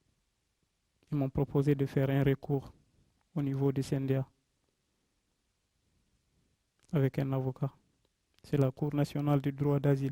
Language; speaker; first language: French; non-native, local second language; Fula